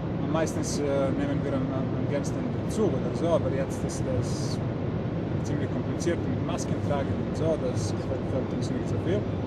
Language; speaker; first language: German; non-native, learner; Serbian